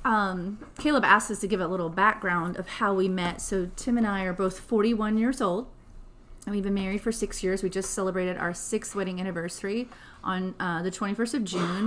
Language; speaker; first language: English; native; English